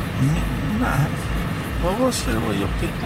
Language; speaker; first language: Swedish; early bilingual, other home language; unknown